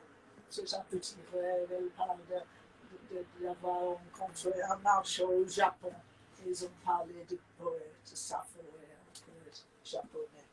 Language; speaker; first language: French; non-native, fluent; English